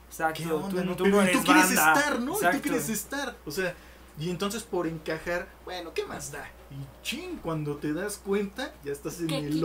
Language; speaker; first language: Spanish; native; Spanish